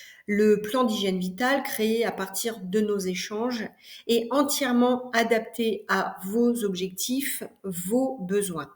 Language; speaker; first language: French; native; French